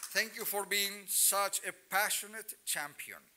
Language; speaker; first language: English; non-native, fluent; Greek